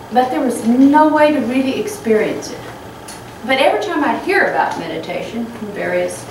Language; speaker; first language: English; native; English